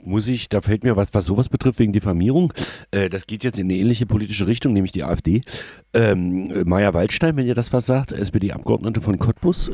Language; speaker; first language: German; native; German